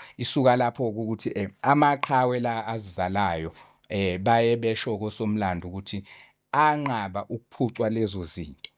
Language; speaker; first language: Zulu; native; Zulu